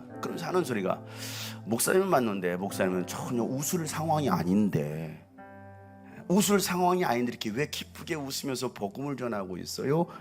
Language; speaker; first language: Korean; native; Korean